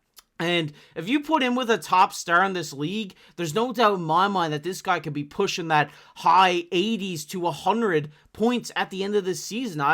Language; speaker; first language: English; native; English